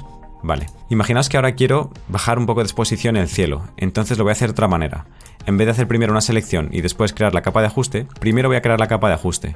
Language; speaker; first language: Spanish; native; Spanish